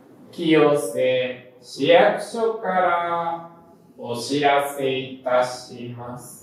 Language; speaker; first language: Japanese; early bilingual, other home language; Russian